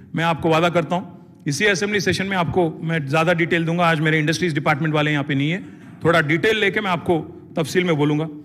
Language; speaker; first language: Hindi; non-native, local second language; Telugu